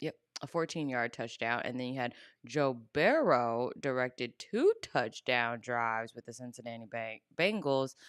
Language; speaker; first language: English; native; English